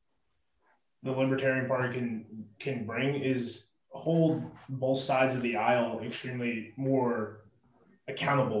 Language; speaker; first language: English; native; English